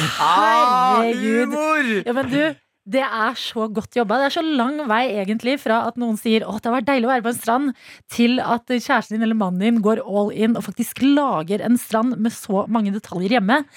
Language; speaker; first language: Norwegian; native; Norwegian